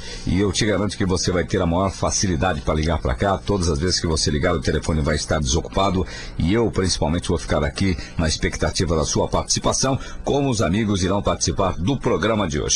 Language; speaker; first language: Portuguese; native; Portuguese